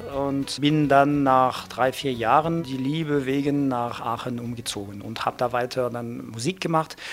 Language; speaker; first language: German; non-native, fluent; French